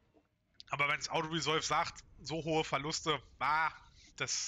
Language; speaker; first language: German; native; German